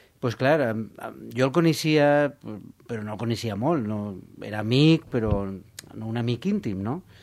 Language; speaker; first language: Catalan; non-native, local second language; Spanish